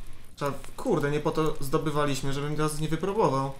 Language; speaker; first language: Polish; native; Polish